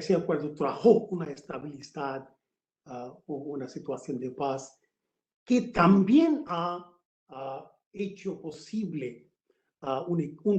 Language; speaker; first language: Spanish; non-native, fluent; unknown